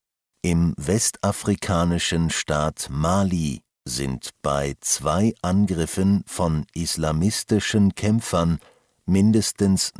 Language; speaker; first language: German; native; German